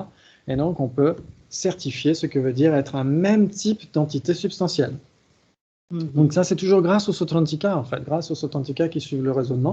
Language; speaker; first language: French; native; French